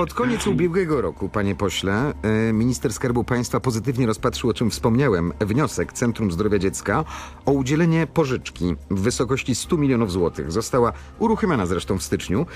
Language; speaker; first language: Polish; native; Polish